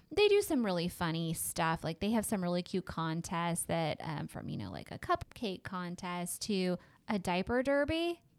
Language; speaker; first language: English; native; English